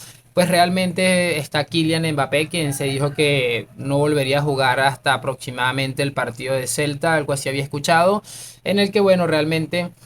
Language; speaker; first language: Spanish; native; Spanish